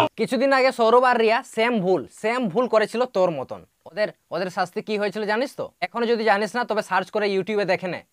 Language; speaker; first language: Bangla; non-native, local second language; Santali